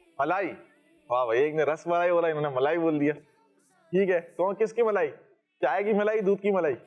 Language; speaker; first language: Urdu; native; Urdu